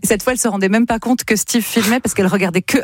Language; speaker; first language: French; native; French